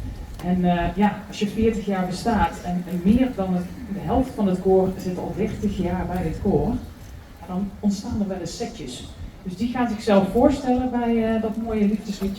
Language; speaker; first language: Dutch; native; Dutch